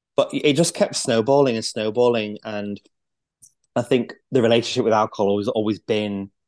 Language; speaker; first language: English; native; English